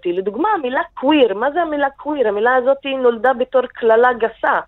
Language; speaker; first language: Hebrew; non-native, local second language; Arabic